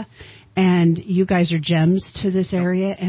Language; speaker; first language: English; native; English